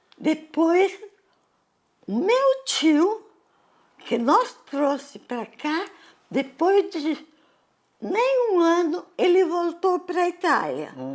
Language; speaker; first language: Portuguese; early bilingual, other home language; Italian